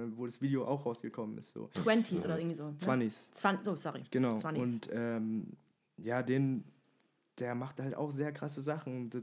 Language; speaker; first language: German; native; German